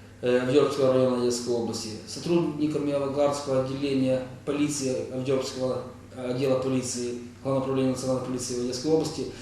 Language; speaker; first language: Russian; native; Russian